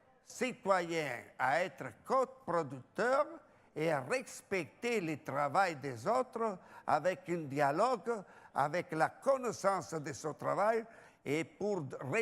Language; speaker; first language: French; non-native, fluent; Italian